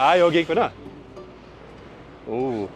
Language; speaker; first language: Korean; non-native, learner; Dutch